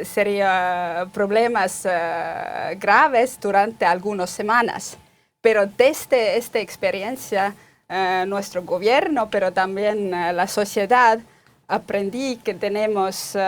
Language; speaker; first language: Spanish; non-native, fluent; Estonian